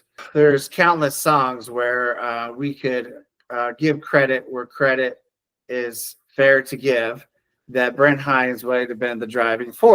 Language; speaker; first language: English; native; English